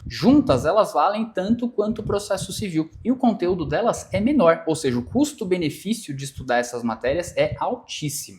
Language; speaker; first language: Portuguese; native; Portuguese